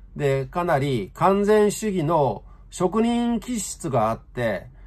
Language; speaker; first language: Japanese; native; Japanese